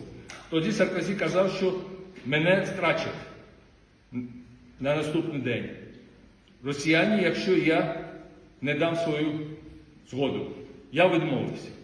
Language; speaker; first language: Ukrainian; non-native, fluent; Georgian